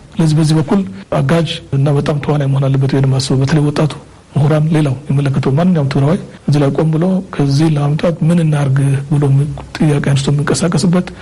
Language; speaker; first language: Amharic; non-native, local second language; Tigrinya